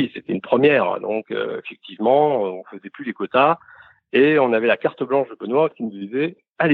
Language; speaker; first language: French; native; French